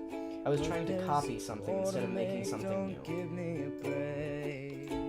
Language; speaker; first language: English; native; English